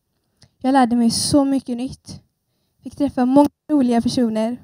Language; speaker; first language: Swedish; early bilingual, other home language; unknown